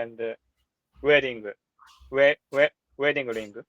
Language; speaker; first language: English; non-native, learner; Japanese